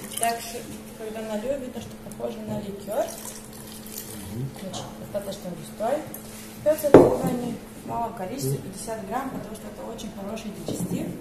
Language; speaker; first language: Russian; non-native, local second language; Romanian